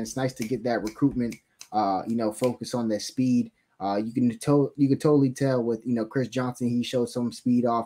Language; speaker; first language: English; native; English